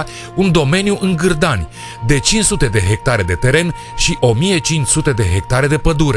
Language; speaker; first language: Romanian; native; Romanian